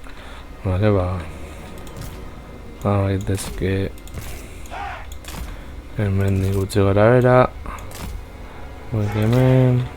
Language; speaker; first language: Basque; native; Basque